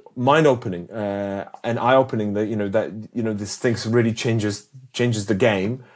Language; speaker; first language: English; early bilingual, other home language; Polish